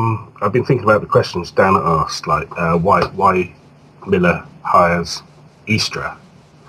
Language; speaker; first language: English; native; English